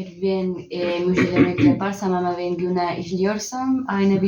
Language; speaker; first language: Turkish; non-native, learner; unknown